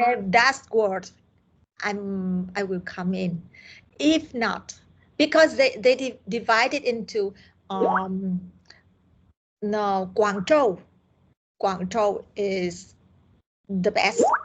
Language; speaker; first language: English; non-native, learner; Vietnamese